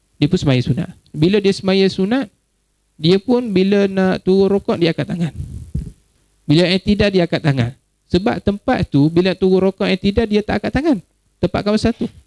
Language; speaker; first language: Malay; native; Malay